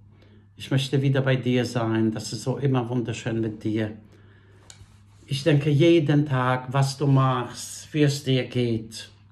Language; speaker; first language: German; non-native, fluent; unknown